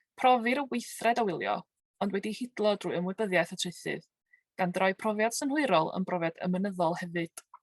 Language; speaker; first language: Welsh; native; Welsh